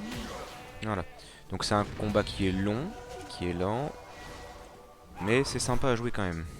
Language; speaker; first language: French; native; French